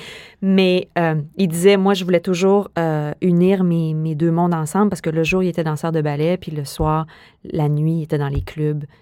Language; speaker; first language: French; native; French